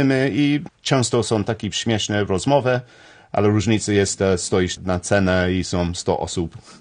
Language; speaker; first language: Polish; non-native, learner; English